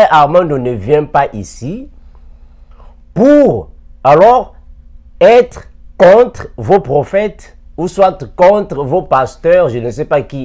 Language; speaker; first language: French; non-native, local second language; Lingala